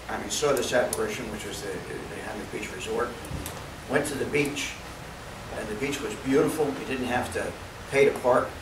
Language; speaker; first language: English; native; English